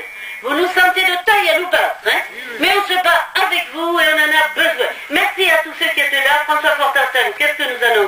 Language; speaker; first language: French; native; French